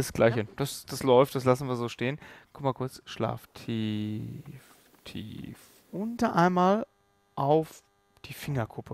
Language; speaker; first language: German; native; German